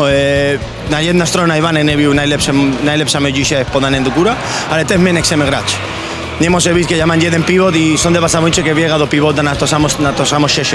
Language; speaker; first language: Polish; non-native, learner; Spanish